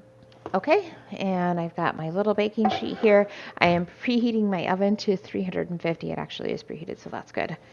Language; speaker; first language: English; native; English